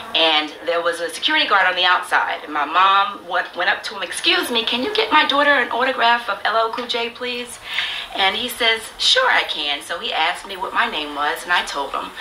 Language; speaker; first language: English; native; English